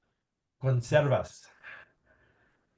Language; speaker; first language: Spanish; non-native, learner; English